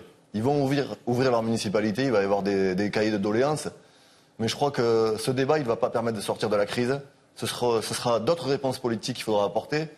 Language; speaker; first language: French; native; French